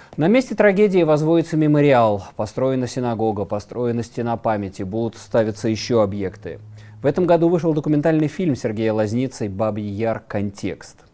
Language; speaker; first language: Russian; native; Russian